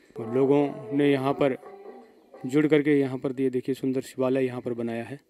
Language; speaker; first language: Hindi; native; Hindi